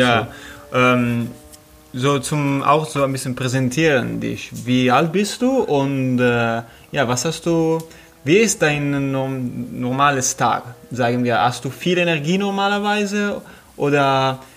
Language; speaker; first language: German; non-native, learner; Italian